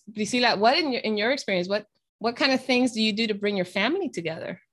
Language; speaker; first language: English; early bilingual, other home language; Spanish